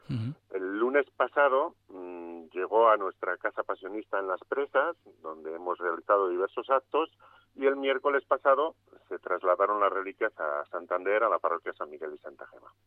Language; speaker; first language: Spanish; native; Spanish